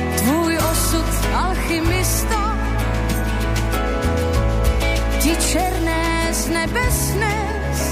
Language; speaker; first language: Slovak; native; Slovak